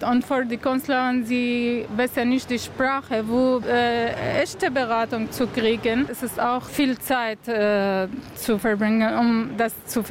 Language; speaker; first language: German; non-native, learner; Arabic